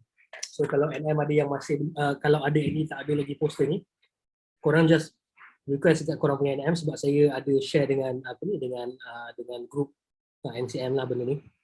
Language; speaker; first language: Malay; native; Malay